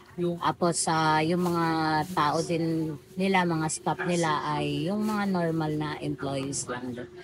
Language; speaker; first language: Filipino; native; Filipino